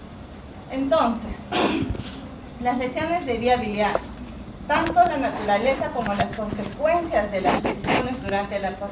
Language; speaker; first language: Spanish; native; Spanish